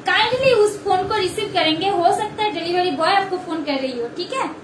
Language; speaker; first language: Hindi; non-native, local second language; Bangla